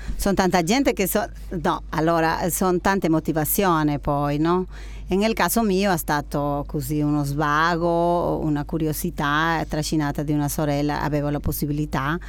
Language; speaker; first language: Italian; non-native, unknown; Spanish